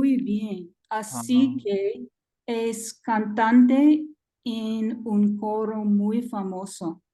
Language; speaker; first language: Spanish; non-native, learner; English